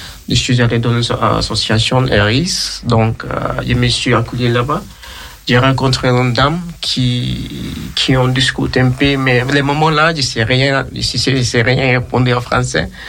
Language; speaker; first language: French; non-native, learner; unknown